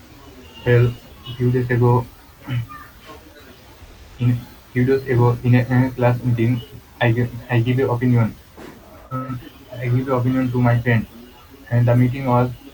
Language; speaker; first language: English; non-native, learner; Bangla